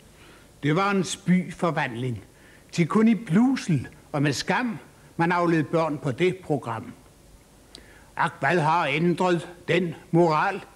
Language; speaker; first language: Danish; native; Danish